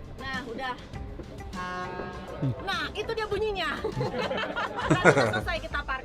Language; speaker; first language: Indonesian; native; Indonesian